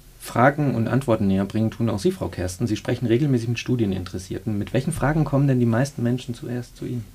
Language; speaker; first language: German; native; German